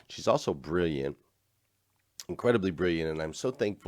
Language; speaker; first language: English; native; English